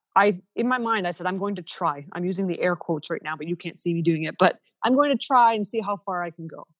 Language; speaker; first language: English; non-native, fluent; Ukrainian